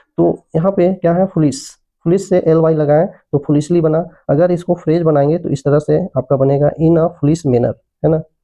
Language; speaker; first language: Hindi; native; Hindi